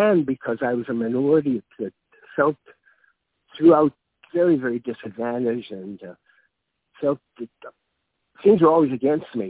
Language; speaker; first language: English; native; English